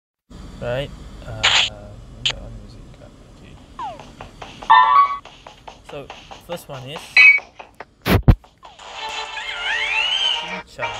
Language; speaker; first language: English; non-native, local second language; Malay